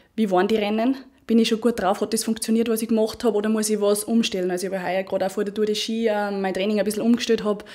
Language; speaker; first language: German; native; German